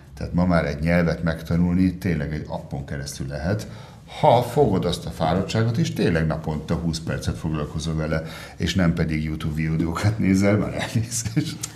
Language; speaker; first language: Hungarian; early bilingual, heritage; Hungarian